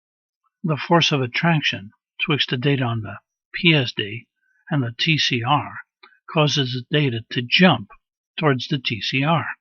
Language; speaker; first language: English; native; English